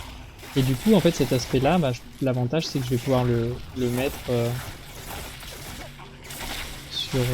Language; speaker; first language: French; native; French